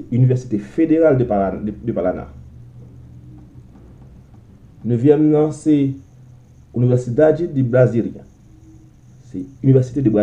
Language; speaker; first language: French; non-native, local second language; Haitian Creole